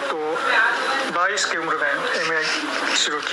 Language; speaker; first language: Hindi; non-native, fluent; Japanese